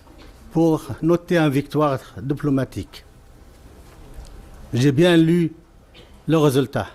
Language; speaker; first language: French; non-native, fluent; Arabic